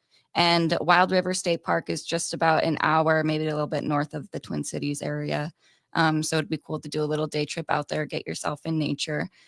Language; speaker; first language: English; native; English